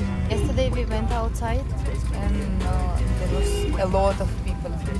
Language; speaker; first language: English; non-native, learner; Russian